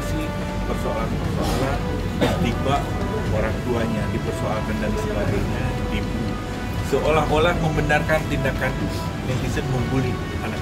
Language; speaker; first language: Indonesian; native; Indonesian